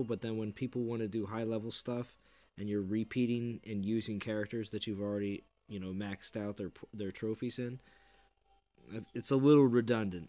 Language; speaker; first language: English; native; English